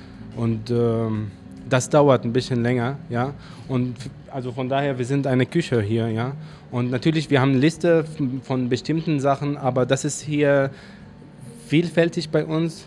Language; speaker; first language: German; non-native, fluent; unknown